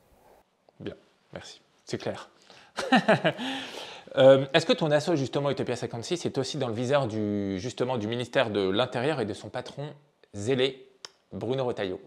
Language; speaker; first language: French; native; French